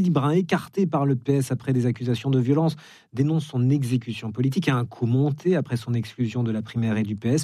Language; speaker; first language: French; native; French